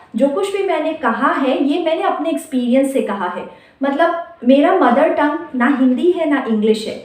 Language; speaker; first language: Hindi; non-native, local second language; Assamese